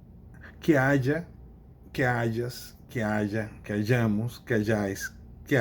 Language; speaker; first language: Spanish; non-native, fluent; Portuguese